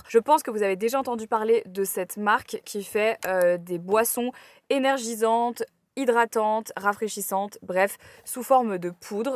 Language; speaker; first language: French; native; French